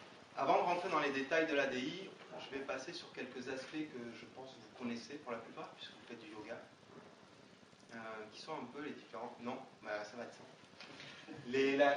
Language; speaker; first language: French; native; French